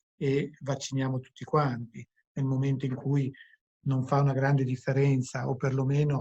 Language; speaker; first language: Italian; native; Italian